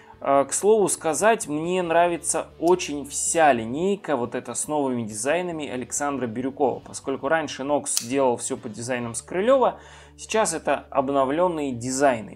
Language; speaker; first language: Russian; native; Russian